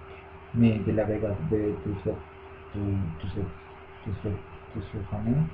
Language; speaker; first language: French; non-native, learner; Spanish